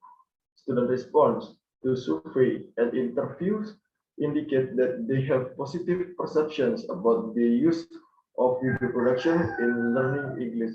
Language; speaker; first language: English; non-native, learner; Indonesian